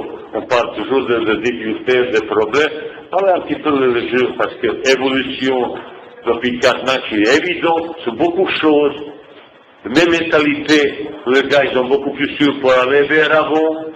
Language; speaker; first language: French; non-native, fluent; Bosnian